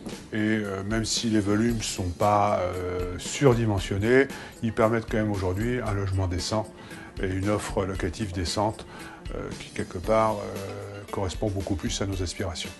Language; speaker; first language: French; native; French